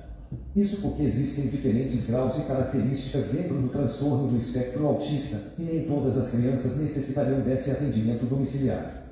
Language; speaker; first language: Portuguese; native; Portuguese